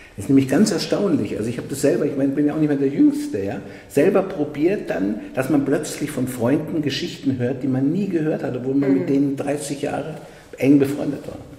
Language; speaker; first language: German; native; German